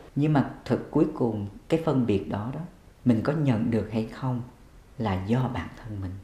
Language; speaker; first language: Vietnamese; native; Vietnamese